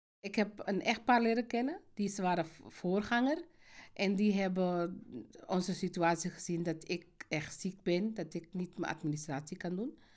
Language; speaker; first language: Dutch; non-native, fluent; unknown